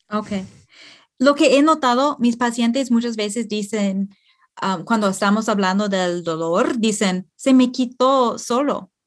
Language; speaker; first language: Spanish; non-native, fluent; English